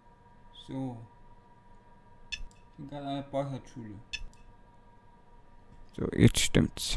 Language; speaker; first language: German; native; German